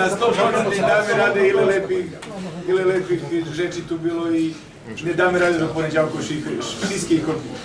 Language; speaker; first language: Polish; non-native, fluent; Serbian